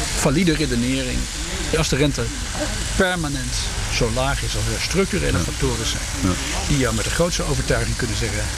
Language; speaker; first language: Dutch; early bilingual, other home language; Bosnian